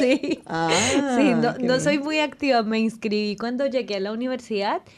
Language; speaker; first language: Spanish; native; Spanish